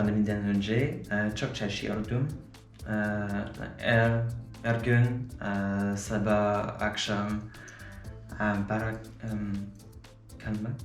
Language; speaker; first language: Turkish; non-native, learner; French